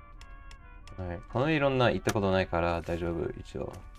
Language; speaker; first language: Japanese; non-native, learner; English